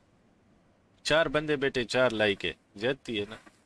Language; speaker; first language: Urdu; non-native, local second language; Pashto